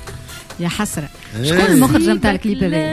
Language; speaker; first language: Arabic; native; Arabic